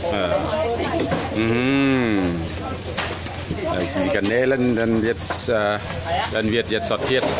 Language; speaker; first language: German; non-native, learner; Thai